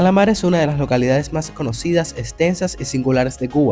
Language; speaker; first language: Spanish; native; Spanish